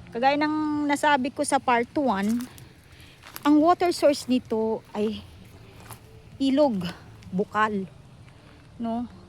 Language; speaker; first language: Filipino; non-native, local second language; Iloko